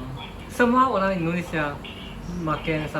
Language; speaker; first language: Indonesian; non-native, learner; Chinese